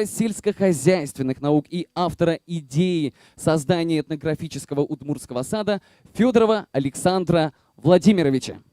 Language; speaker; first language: Russian; native; Russian